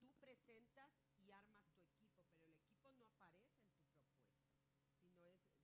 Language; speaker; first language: Spanish; native; Spanish